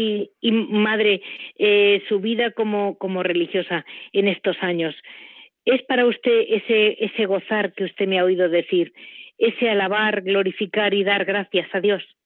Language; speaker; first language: Spanish; native; Spanish